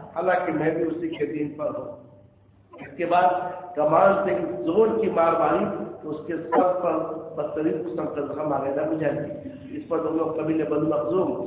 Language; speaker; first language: Urdu; native; Urdu